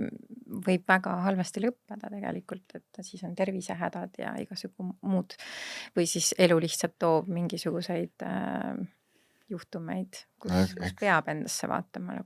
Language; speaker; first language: Estonian; native; Estonian